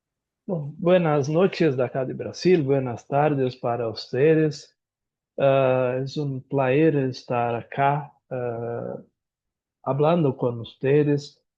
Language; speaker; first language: Spanish; non-native, learner; Portuguese